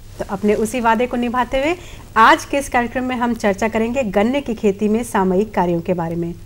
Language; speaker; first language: Hindi; native; Hindi